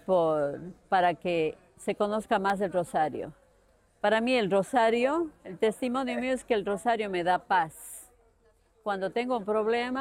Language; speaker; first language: Spanish; native; Spanish